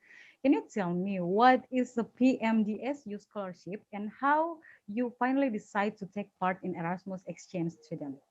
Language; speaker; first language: English; non-native, fluent; Indonesian